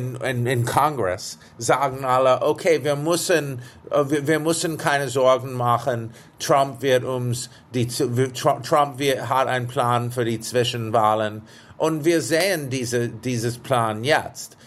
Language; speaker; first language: German; non-native, fluent; English